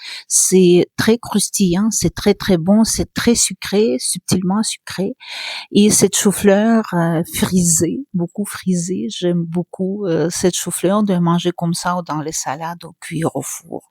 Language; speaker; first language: French; non-native, fluent; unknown